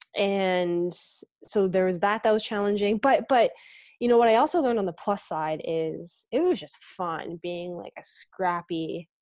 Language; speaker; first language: English; native; English